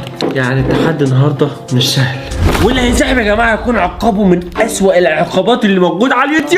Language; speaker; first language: Arabic; native; Arabic